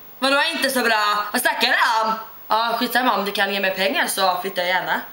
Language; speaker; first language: Swedish; native; Swedish